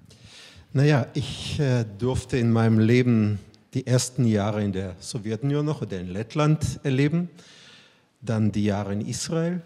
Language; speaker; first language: German; non-native, fluent; Russian